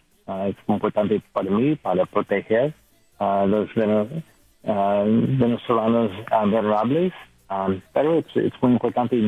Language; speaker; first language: Spanish; non-native, learner; English